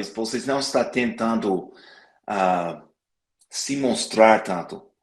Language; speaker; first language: Portuguese; non-native, fluent; English